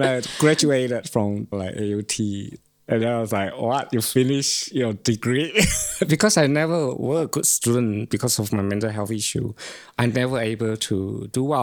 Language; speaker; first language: English; non-native, local second language; Chinese